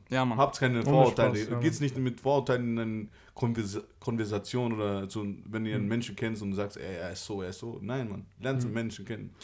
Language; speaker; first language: German; early bilingual, other home language; Albanian